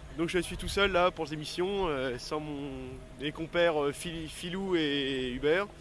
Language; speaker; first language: French; native; French